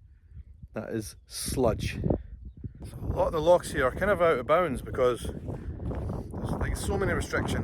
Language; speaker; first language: English; native; English